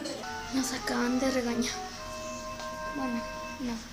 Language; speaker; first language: Spanish; native; Spanish